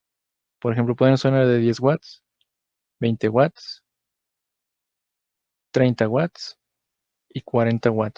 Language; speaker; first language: Spanish; native; Spanish